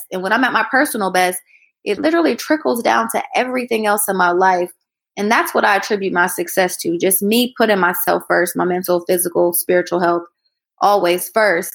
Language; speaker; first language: English; native; English